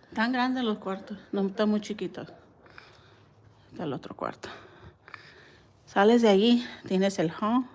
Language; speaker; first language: Spanish; early bilingual, heritage; Spanish